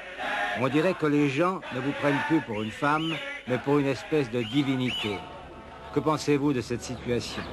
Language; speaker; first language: French; native; French